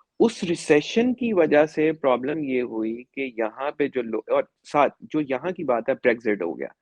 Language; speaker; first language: Urdu; native; Urdu